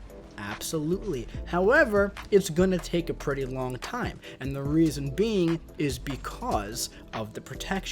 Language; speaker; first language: English; native; English